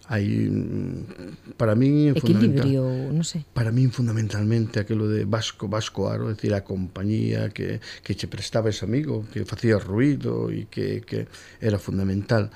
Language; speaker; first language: Galician; native; Galician